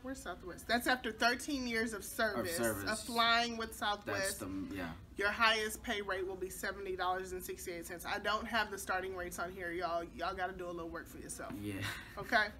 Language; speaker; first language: English; native; English